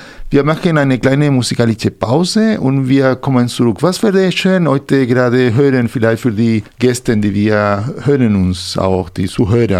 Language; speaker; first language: German; non-native, fluent; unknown